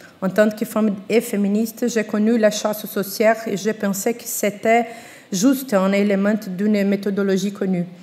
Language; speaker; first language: French; non-native, fluent; Portuguese